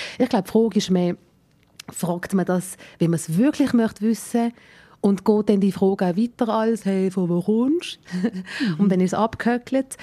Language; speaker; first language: German; early bilingual, other home language; Malayalam